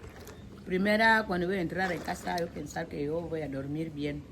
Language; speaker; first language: Spanish; non-native, learner; Filipino